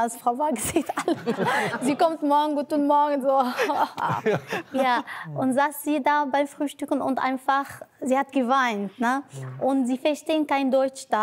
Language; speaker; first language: German; non-native, learner; Arabic